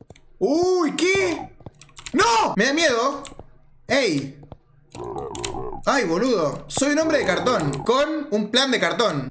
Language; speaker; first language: Spanish; native; Spanish